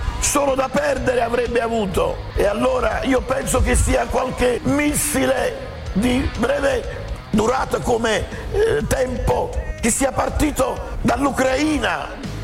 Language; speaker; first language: Italian; native; Italian